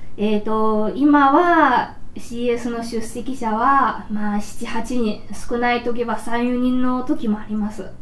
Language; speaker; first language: Japanese; non-native, fluent; Chinese